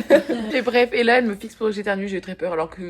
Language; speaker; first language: French; native; French